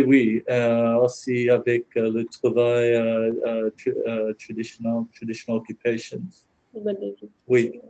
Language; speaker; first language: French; non-native, learner; English